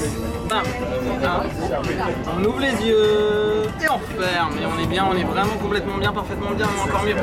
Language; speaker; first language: French; native; French